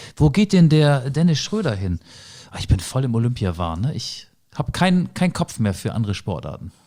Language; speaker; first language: German; native; German